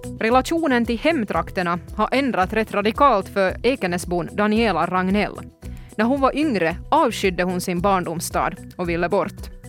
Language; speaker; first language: Swedish; native; Swedish